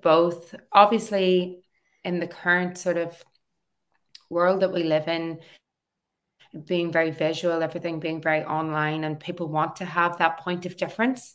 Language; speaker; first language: English; native; English